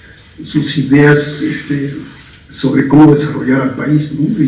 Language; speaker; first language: Spanish; native; Spanish